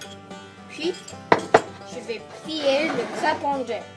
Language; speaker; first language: French; non-native, learner; English